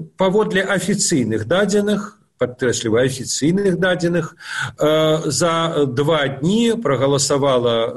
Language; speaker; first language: Belarusian; non-native, local second language; Russian